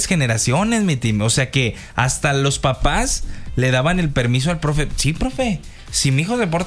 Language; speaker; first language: Spanish; native; Spanish